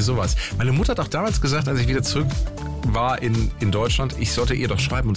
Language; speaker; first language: German; native; German